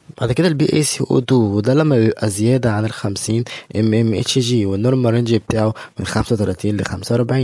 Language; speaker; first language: Arabic; native; Arabic